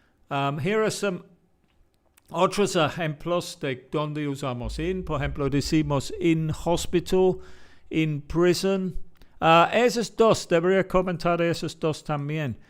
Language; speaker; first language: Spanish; non-native, fluent; English